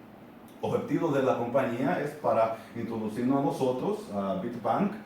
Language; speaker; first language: Spanish; non-native, fluent; English